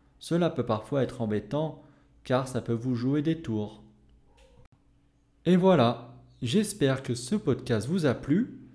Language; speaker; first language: French; native; French